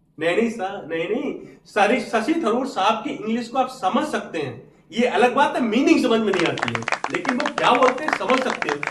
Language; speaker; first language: Hindi; native; Hindi